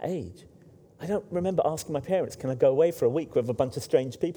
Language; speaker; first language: English; native; English